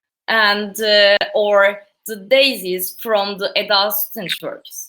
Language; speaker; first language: English; non-native, learner; Turkish